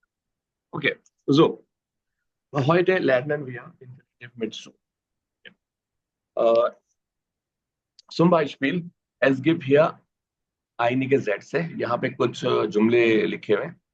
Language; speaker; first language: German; non-native, fluent; Urdu